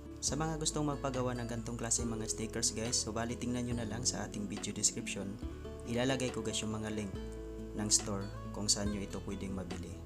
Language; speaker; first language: Filipino; non-native, local second language; Cebuano